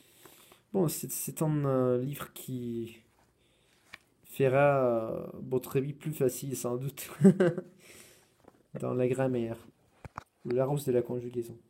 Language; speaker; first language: French; non-native, fluent; Spanish